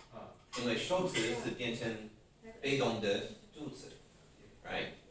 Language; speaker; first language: Chinese; non-native, fluent; English